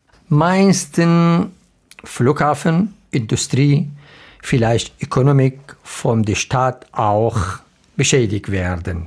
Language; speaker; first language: German; non-native, learner; Arabic